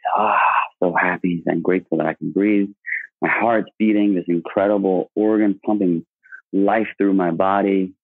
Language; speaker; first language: English; native; English